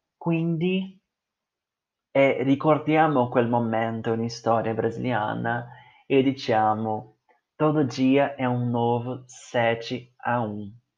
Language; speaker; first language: Italian; non-native, fluent; Portuguese